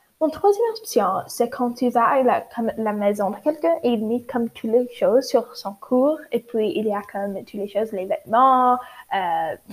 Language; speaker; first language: French; non-native, learner; English